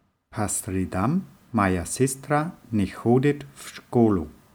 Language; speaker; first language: Russian; non-native, learner; German